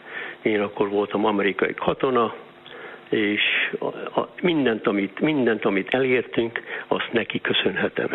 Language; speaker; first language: Hungarian; early bilingual, heritage; Hungarian